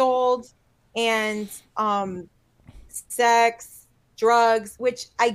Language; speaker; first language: English; native; English